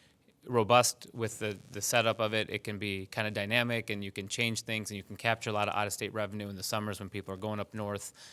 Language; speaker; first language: English; early bilingual, other home language; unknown